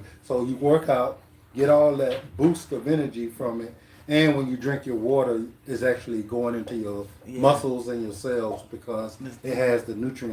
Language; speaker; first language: English; native; English